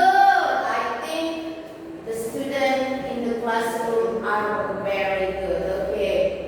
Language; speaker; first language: English; non-native, fluent; Indonesian